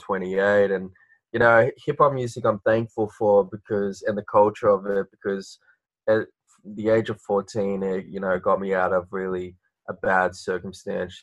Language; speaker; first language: English; native; English